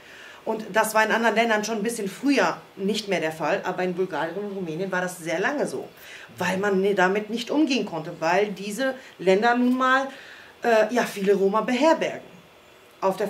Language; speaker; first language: German; early bilingual, other home language; Croatian